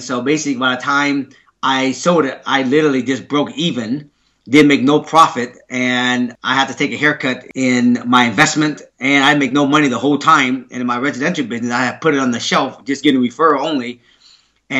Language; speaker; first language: English; early bilingual, other home language; Vietnamese